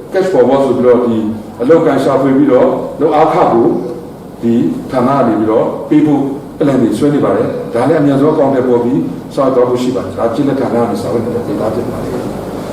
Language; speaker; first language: Burmese; non-native, local second language; Shan